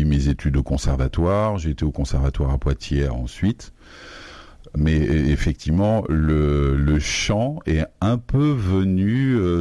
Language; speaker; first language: French; native; French